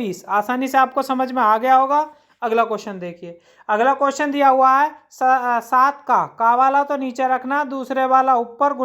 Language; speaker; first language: Hindi; native; Hindi